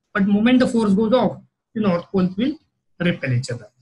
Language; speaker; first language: English; non-native, local second language; Marathi